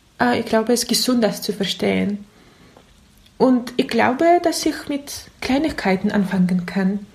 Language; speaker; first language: German; non-native, learner; Russian